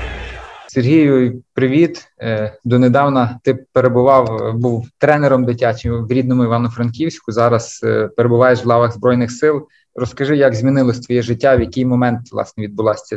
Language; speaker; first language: Ukrainian; native; Ukrainian